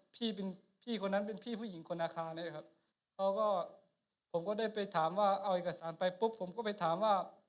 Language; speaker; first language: Thai; non-native, local second language; Akha